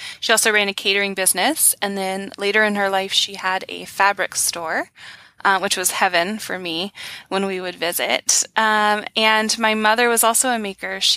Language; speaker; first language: English; native; English